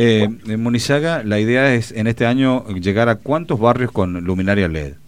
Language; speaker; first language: Spanish; native; Spanish